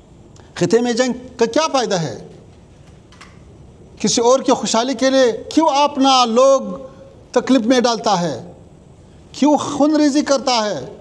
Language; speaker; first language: Hindi; non-native, fluent; Pashto